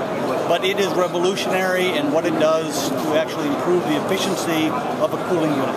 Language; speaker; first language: English; native; English